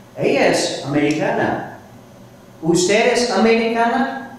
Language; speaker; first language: Spanish; non-native, fluent; English